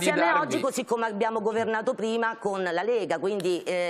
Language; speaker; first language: Italian; native; Italian